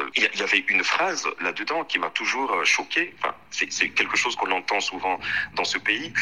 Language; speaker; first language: French; non-native, local second language; Swahili